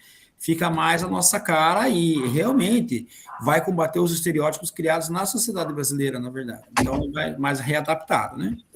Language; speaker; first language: Portuguese; native; Portuguese